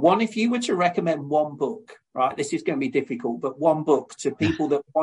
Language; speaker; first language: English; native; English